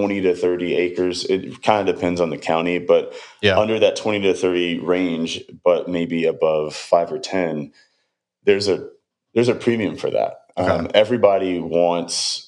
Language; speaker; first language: English; native; English